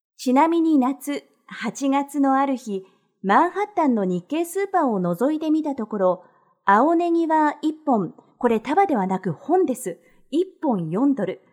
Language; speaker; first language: Japanese; native; Japanese